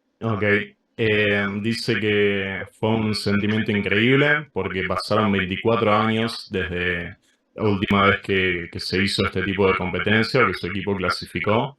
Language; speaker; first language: Spanish; non-native, fluent; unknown